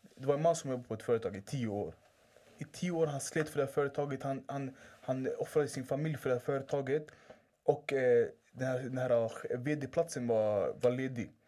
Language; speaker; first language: Swedish; early bilingual, other home language; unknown